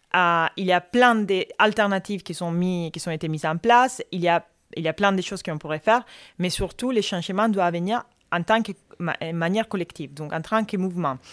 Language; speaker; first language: French; non-native, fluent; Spanish